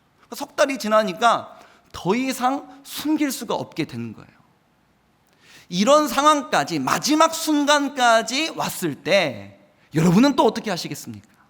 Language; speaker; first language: Korean; native; Korean